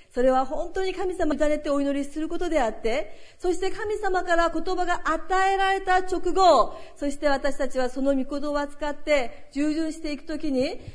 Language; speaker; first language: Japanese; early bilingual, other home language; Korean